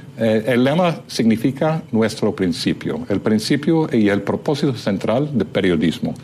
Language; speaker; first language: Spanish; non-native, fluent; English